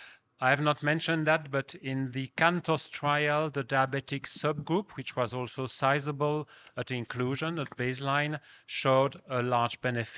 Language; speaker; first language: English; non-native, fluent; French